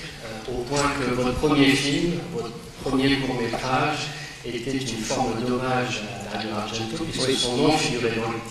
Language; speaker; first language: French; native; French